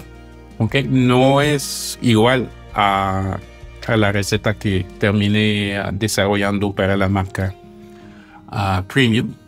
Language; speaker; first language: Spanish; non-native, fluent; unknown